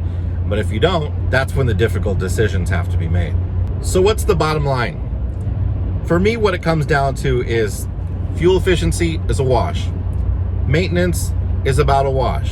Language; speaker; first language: English; native; English